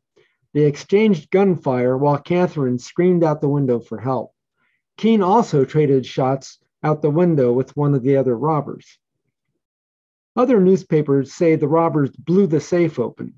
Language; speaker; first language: English; native; English